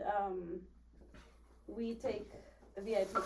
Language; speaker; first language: English; non-native, fluent; Spanish